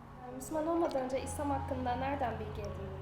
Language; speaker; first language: Turkish; native; Turkish